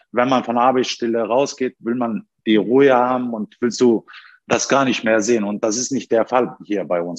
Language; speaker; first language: German; non-native, learner; Turkish